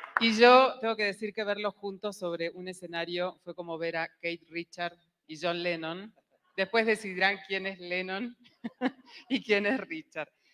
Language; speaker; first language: Spanish; native; Spanish